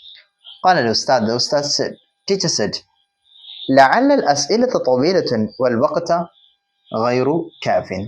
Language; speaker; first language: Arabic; non-native, fluent; Malayalam